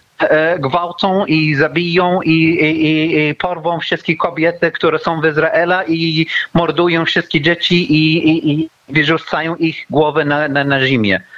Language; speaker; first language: Polish; non-native, learner; Arabic